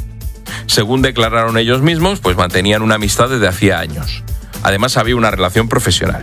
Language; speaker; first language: Spanish; native; Spanish